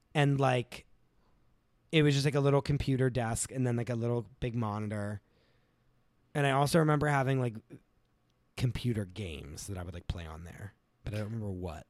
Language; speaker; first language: English; native; English